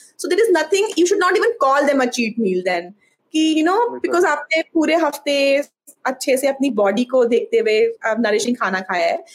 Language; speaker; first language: Hindi; native; Hindi